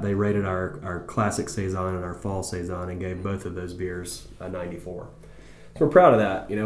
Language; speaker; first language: English; native; English